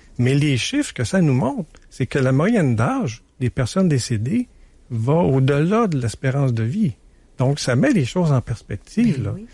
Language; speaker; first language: French; native; French